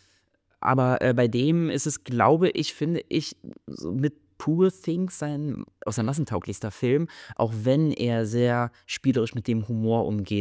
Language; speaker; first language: German; native; German